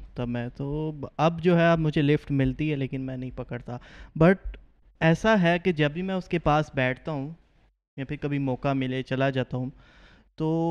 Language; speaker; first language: Urdu; native; Urdu